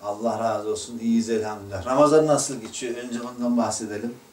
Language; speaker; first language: Turkish; native; Turkish